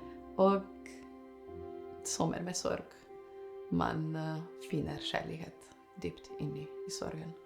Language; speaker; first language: Norwegian; non-native, fluent; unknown